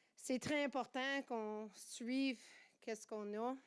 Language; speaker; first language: French; non-native, fluent; English